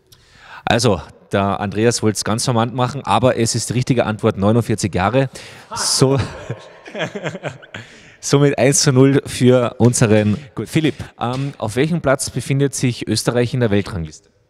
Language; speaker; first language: German; native; German